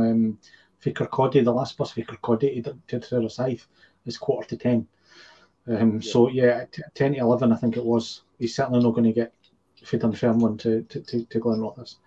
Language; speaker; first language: English; native; English